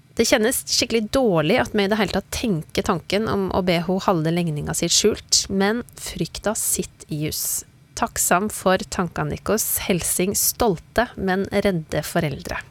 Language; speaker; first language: Norwegian; native; Norwegian